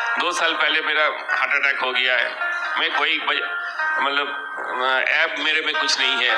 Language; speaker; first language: Hindi; non-native, local second language; Bangla